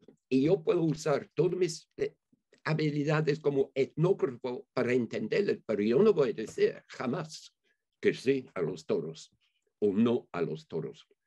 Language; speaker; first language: Spanish; non-native, fluent; English